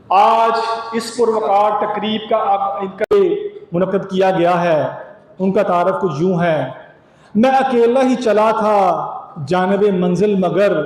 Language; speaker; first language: Urdu; native; Urdu